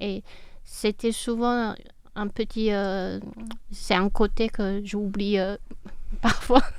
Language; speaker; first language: French; non-native, fluent; Chinese